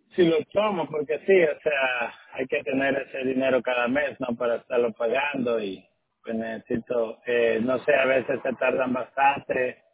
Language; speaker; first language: Spanish; native; Spanish